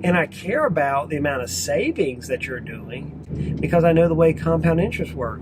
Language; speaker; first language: English; native; English